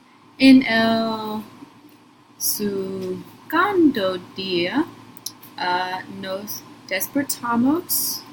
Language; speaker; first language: Spanish; non-native, learner; English